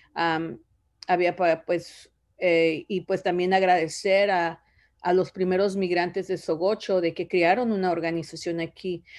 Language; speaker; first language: Spanish; early bilingual, other home language; Zapotec